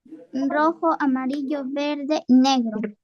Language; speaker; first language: Spanish; native; Spanish